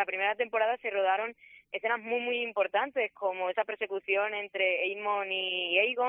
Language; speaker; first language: Spanish; native; Spanish